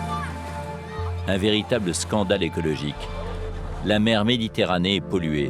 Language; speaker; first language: French; native; French